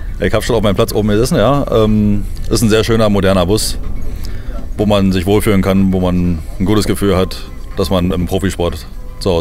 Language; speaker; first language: German; native; German